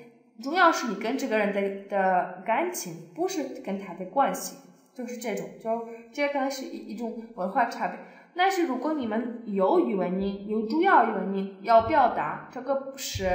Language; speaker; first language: Chinese; non-native, fluent; Polish